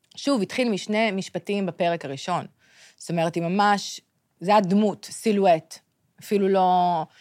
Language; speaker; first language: Hebrew; native; Hebrew